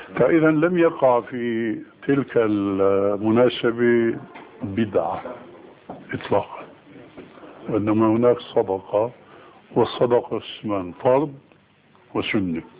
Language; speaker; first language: Arabic; early bilingual, other home language; Albanian